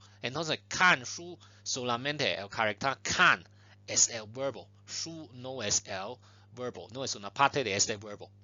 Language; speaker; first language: Spanish; non-native, fluent; Chinese